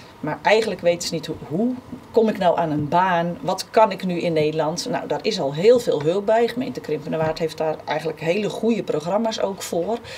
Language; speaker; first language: Dutch; native; Dutch